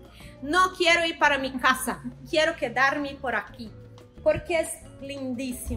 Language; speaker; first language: Spanish; non-native, learner; Portuguese